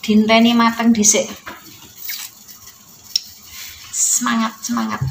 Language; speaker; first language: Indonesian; non-native, local second language; Javanese